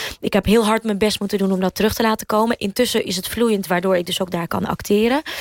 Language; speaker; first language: Dutch; early bilingual, other home language; Russian